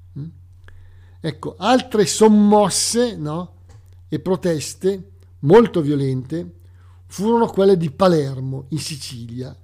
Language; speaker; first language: Italian; native; Italian